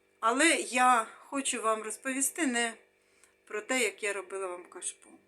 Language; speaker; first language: Ukrainian; non-native, local second language; Russian